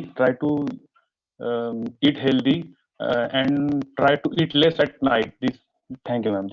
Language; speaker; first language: English; non-native, learner; Marathi